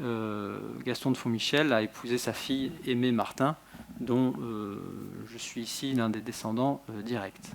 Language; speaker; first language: French; native; French